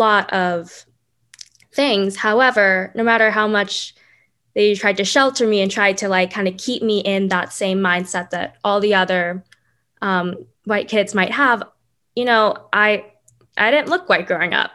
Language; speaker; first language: English; native; English